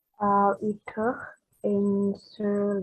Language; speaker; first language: French; non-native, learner; Vietnamese